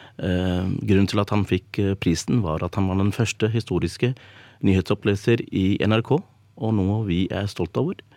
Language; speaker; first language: Norwegian; early bilingual, other home language; Urdu